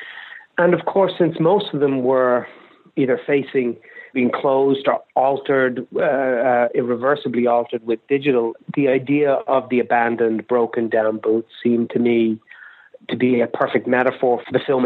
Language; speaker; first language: English; native; English